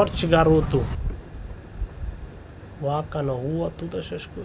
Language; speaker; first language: Portuguese; non-native, learner; Hindi